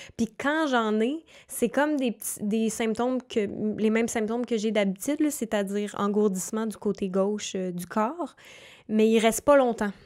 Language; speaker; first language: French; native; French